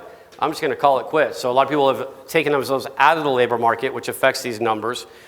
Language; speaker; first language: English; native; English